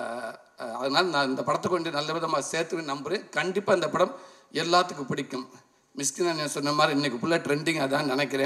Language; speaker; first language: Tamil; native; Tamil